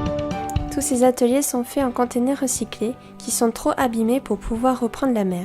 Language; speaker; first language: French; native; French